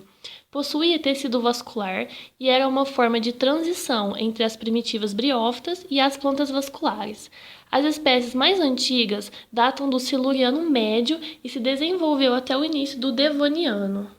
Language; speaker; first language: Portuguese; native; Portuguese